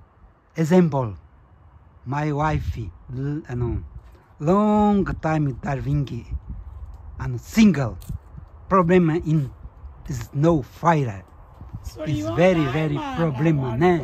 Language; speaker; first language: English; non-native, learner; Portuguese